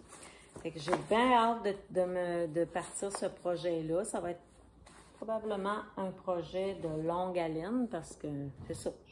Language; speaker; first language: French; native; French